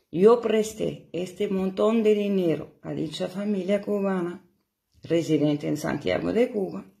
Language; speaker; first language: Spanish; non-native, fluent; German